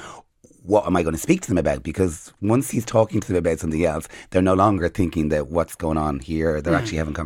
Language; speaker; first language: English; native; English